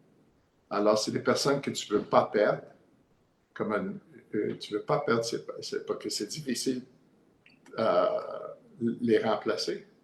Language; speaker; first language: French; non-native, learner; English